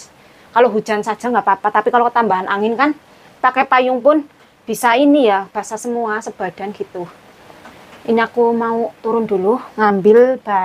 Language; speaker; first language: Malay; non-native, local second language; Javanese